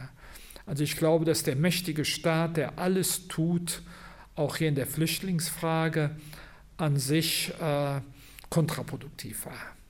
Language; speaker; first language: German; non-native, local second language; Luxembourgish